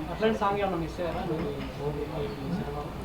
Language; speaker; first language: Telugu; native; Telugu